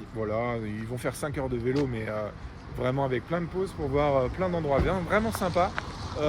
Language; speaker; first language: French; native; French